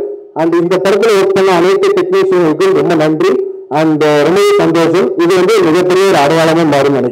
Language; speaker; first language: Tamil; native; Tamil